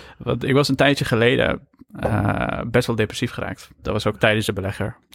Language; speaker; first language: Dutch; early bilingual, other home language; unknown